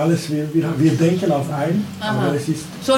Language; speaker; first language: German; non-native, fluent; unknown